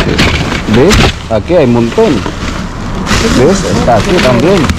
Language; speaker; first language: Spanish; non-native, learner; Filipino